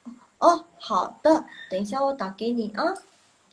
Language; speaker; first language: Chinese; non-native, local second language; Indonesian